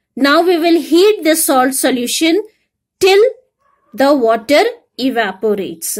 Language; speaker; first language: English; non-native, local second language; Hindi